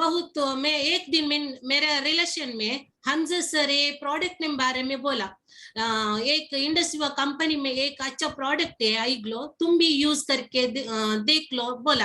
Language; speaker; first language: Hindi; non-native, local second language; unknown